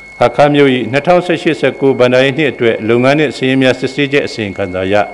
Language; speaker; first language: Burmese; non-native, local second language; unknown